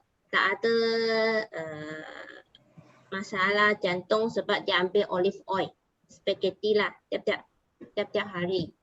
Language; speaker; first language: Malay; non-native, local second language; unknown